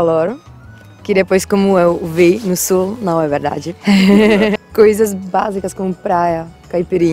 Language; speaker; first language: Portuguese; non-native, fluent; Czech